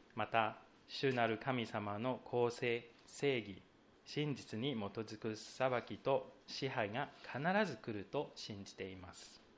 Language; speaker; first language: Japanese; non-native, fluent; Chinese